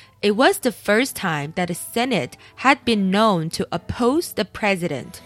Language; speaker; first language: English; non-native, fluent; Chinese